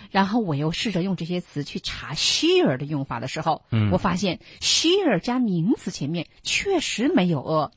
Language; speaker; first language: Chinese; native; Chinese